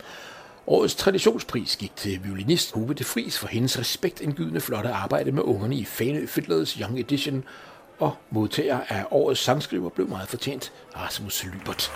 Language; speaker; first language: Danish; native; Danish